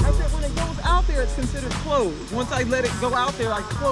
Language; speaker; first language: English; native; English